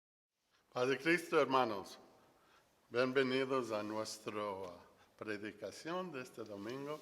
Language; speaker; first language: Spanish; non-native, fluent; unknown